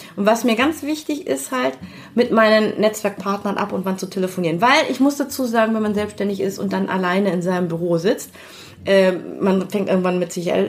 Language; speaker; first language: German; native; German